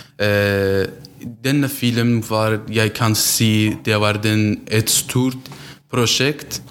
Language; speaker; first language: Norwegian; non-native, learner; Central Kurdish